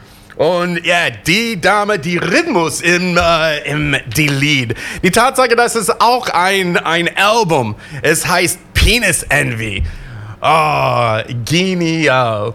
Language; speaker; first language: German; non-native, learner; English